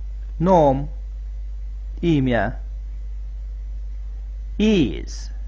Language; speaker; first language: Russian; non-native, local second language; Tajik